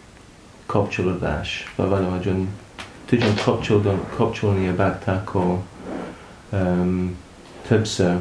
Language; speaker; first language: Hungarian; non-native, learner; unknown